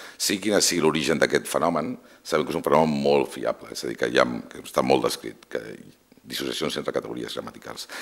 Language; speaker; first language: Catalan; non-native, local second language; Spanish